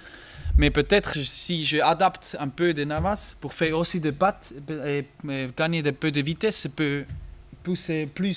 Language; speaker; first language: French; non-native, learner; German